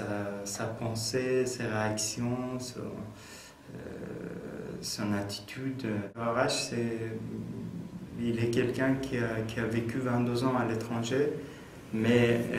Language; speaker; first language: French; non-native, fluent; Persian